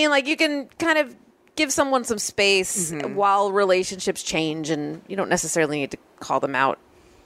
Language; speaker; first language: English; native; English